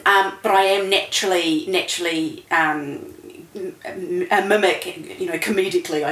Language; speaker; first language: English; native; English